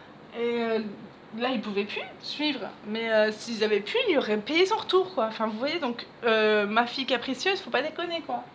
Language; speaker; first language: French; native; French